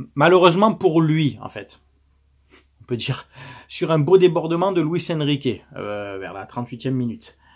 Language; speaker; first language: French; native; French